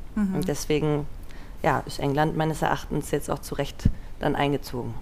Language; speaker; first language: German; native; German